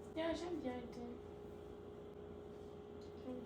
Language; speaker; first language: French; non-native, learner; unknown